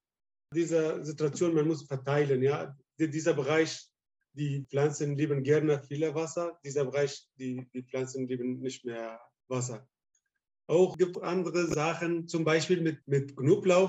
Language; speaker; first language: German; non-native, learner; Arabic